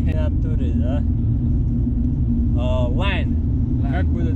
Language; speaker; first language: Russian; non-native, fluent; Tajik